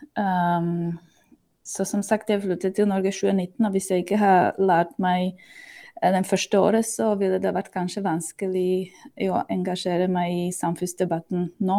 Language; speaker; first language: Norwegian; non-native, fluent; Slovak